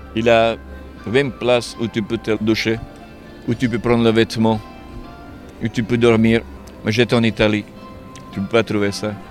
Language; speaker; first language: French; non-native, learner; Serbian